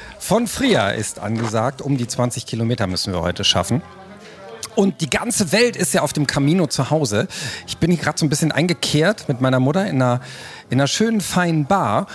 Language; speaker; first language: German; native; German